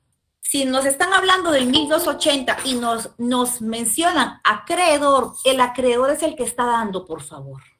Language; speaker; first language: Spanish; native; Spanish